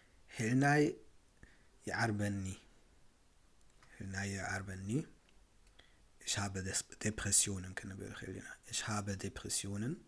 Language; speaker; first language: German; non-native, fluent; Tigrinya